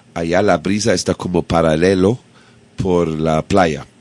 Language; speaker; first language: Spanish; non-native, learner; German